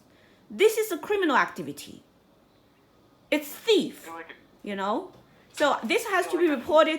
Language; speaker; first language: English; non-native, fluent; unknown